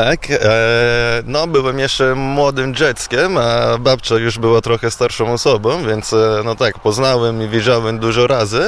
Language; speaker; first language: Polish; non-native, fluent; Italian